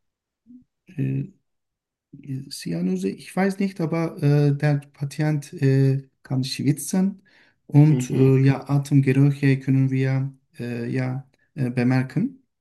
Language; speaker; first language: German; non-native, learner; Turkish